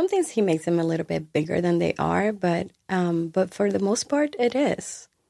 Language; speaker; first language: English; non-native, fluent; Spanish